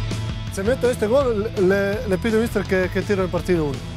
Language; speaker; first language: Spanish; non-native, fluent; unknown